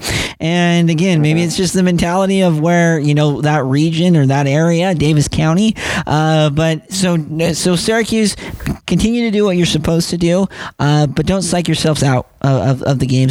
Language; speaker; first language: English; native; English